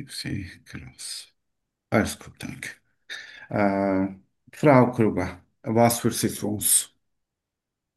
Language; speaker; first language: German; non-native, learner; Turkish